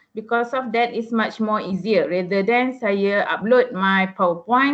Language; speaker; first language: English; non-native, local second language; Malay